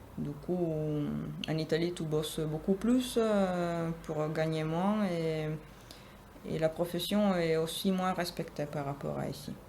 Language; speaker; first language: French; non-native, fluent; Italian